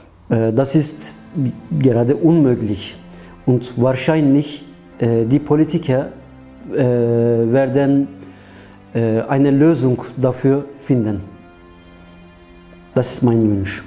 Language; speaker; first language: German; non-native, learner; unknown